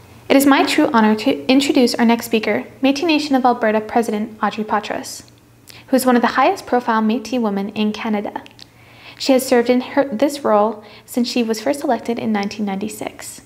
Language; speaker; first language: English; native; English